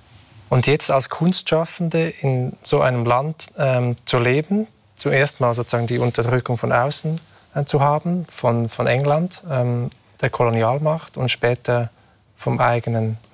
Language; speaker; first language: German; native; German